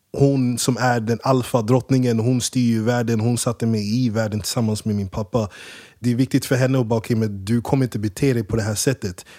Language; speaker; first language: Swedish; early bilingual, other home language; English